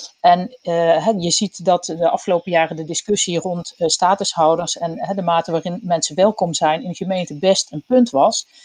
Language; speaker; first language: Dutch; native; Dutch